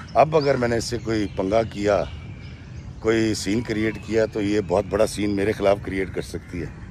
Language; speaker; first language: Urdu; native; Urdu